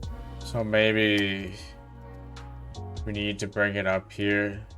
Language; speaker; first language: English; native; English